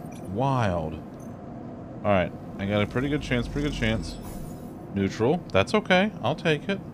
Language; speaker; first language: English; native; English